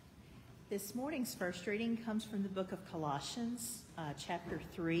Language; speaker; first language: English; native; English